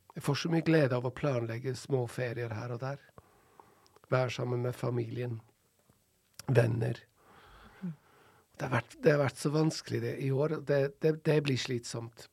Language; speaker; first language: Norwegian; non-native, fluent; English